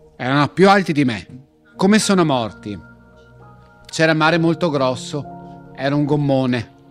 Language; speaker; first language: Italian; native; Italian